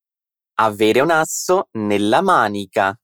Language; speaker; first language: Italian; non-native, fluent; Portuguese